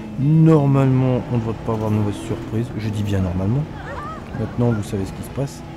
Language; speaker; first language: French; native; French